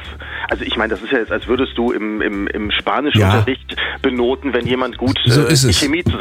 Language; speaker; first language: German; native; German